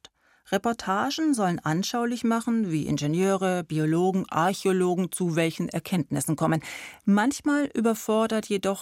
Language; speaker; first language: German; native; German